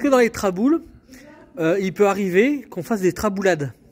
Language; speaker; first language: French; native; French